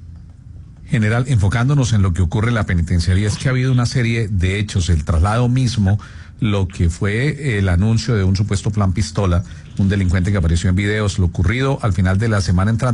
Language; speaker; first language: Spanish; native; Spanish